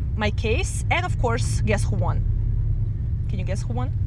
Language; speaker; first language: English; non-native, fluent; Serbian